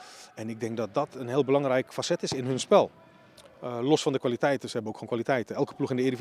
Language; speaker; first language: Dutch; native; Dutch